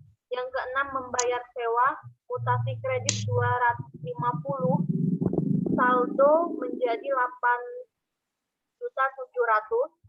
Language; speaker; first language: Indonesian; native; Indonesian